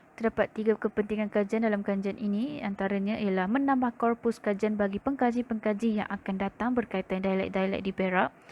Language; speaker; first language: Malay; native; Malay